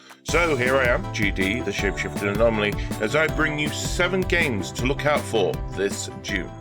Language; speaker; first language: English; native; English